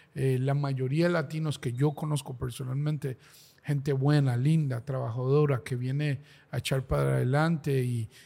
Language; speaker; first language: Spanish; native; Spanish